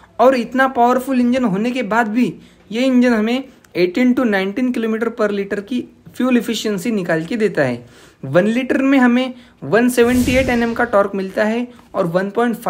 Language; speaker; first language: Hindi; non-native, local second language; Marathi